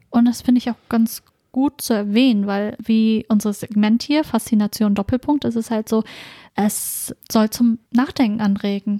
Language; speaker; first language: German; early bilingual, other home language; Vietnamese